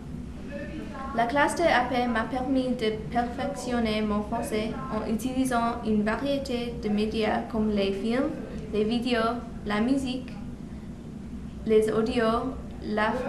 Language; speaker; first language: French; non-native, fluent; English